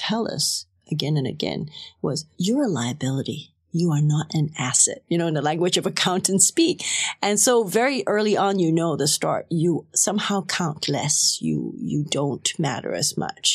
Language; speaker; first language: English; non-native, local second language; Cantonese